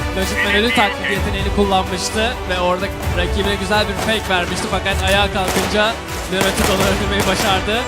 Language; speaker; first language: Turkish; native; Turkish